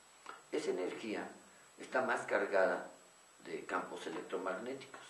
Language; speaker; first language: Spanish; native; Spanish